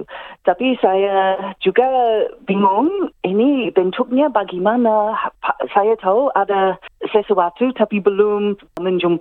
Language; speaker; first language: Indonesian; non-native, fluent; English